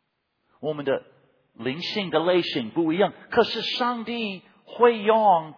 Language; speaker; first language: Chinese; non-native, fluent; English